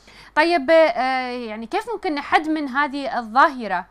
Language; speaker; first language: Arabic; native; Arabic